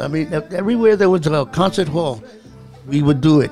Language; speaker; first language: English; early bilingual, other home language; Spanish